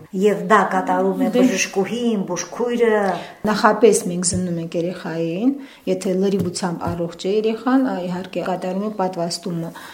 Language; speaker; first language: Armenian; native; Armenian